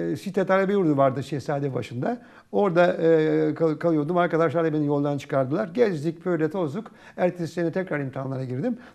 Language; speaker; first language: Turkish; native; Turkish